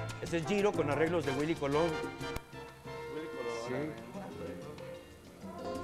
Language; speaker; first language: Spanish; native; Spanish